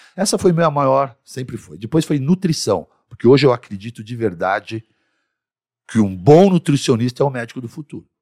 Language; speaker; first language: Portuguese; early bilingual, other home language; Arabic